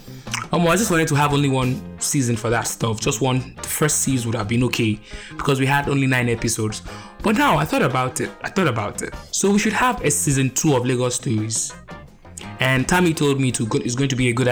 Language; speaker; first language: English; non-native, local second language; Yoruba